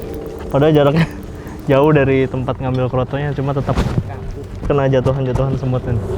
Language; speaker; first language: Indonesian; native; Indonesian